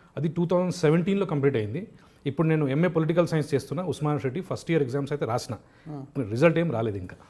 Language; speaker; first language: Telugu; non-native, local second language; Urdu